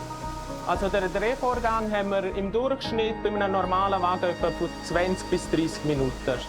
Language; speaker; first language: German; native; German